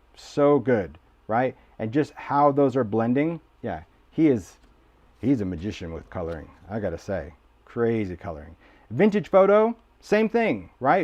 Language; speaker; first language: English; native; English